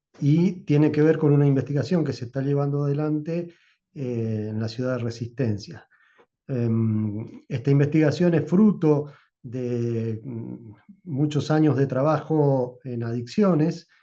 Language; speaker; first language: Spanish; native; Spanish